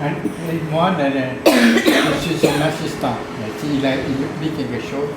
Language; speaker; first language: French; non-native, local second language; Vietnamese